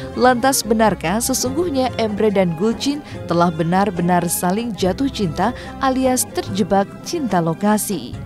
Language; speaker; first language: Indonesian; native; Indonesian